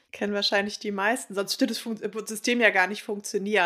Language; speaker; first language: German; native; German